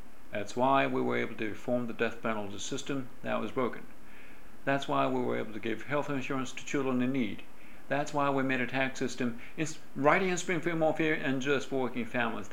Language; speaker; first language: English; non-native, fluent; Japanese